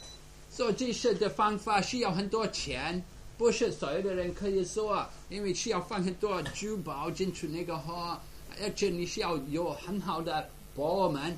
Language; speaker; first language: Chinese; non-native, fluent; English